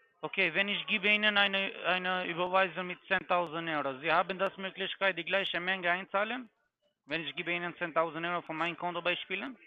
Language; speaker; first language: German; non-native, learner; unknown